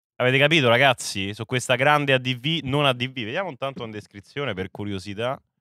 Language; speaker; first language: Italian; native; Italian